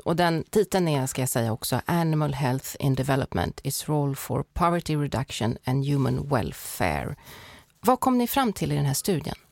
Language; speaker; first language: Swedish; native; Swedish